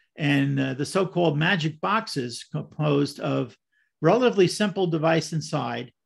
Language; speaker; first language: English; native; English